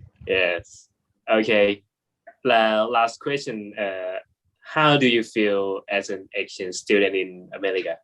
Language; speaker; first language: English; non-native, learner; Thai